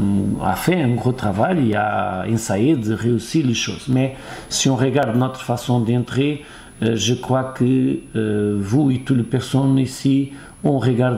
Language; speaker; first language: French; non-native, fluent; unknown